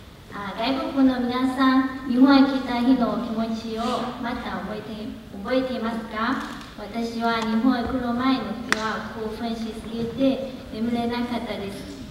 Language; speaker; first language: Japanese; non-native, learner; Chinese